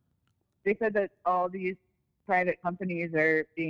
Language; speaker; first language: English; native; English